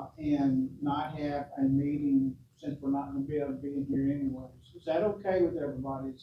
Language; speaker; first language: English; native; English